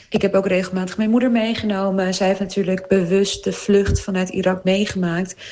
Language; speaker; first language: Dutch; early bilingual, other home language; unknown